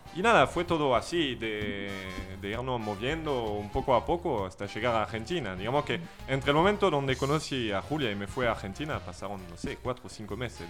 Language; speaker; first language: Spanish; non-native, fluent; French